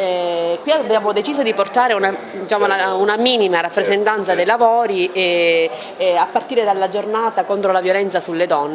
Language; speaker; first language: Italian; native; Italian